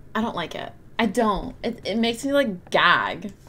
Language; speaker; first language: English; native; English